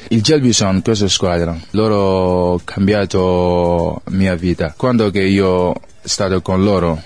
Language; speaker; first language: Italian; non-native, learner; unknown